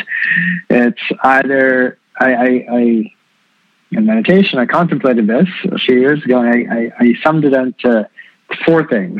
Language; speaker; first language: English; native; English